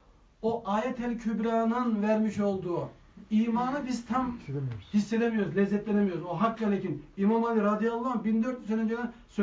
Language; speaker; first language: Turkish; native; Turkish